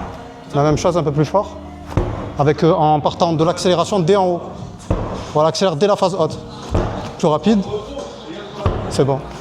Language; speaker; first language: French; native; French